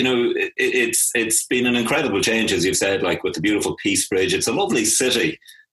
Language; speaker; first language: English; native; English